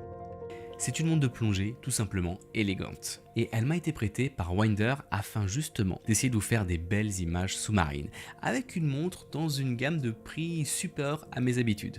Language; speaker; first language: French; native; French